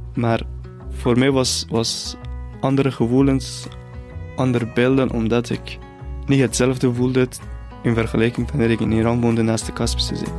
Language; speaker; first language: Dutch; non-native, fluent; Persian